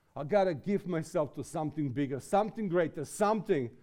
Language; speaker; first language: English; non-native, fluent; Serbian